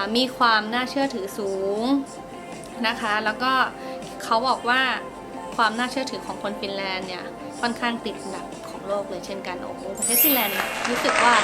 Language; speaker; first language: Thai; native; Thai